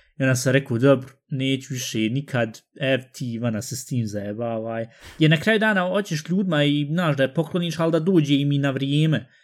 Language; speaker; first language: Bosnian; early bilingual, heritage; Bosnian